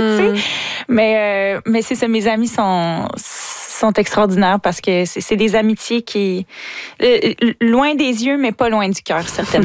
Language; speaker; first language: French; native; French